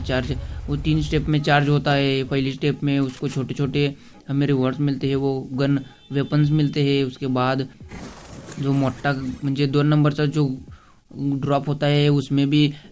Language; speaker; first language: Hindi; non-native, local second language; Marathi